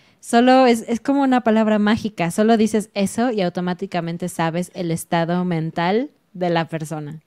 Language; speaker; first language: Spanish; native; Spanish